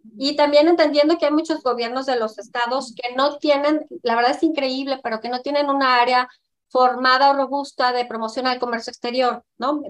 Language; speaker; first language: Spanish; native; Spanish